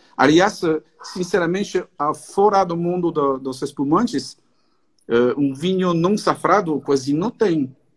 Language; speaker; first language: Portuguese; non-native, fluent; French